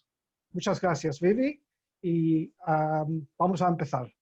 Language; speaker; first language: Spanish; non-native, fluent; English